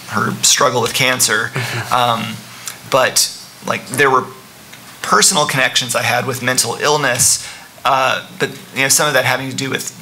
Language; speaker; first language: English; native; English